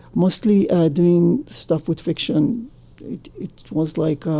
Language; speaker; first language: English; non-native, fluent; Hebrew